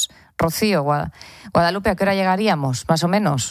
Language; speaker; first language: Spanish; native; Spanish